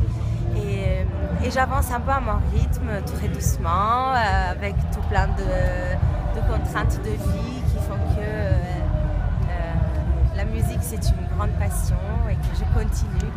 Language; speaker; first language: French; non-native, fluent; Italian